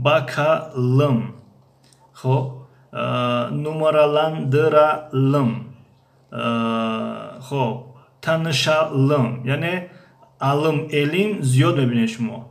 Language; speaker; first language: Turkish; non-native, fluent; Tajik